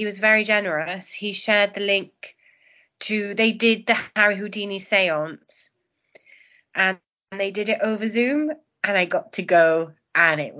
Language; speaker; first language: English; non-native, local second language; Welsh